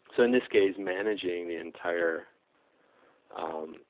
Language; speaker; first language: English; non-native, fluent; Czech